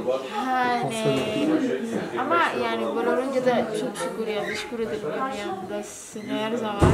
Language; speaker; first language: Turkish; non-native, learner; Indonesian